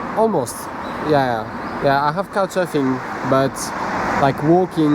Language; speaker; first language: English; non-native, fluent; French